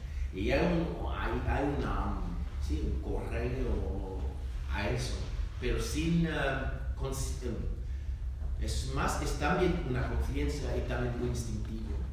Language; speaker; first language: Spanish; non-native, learner; French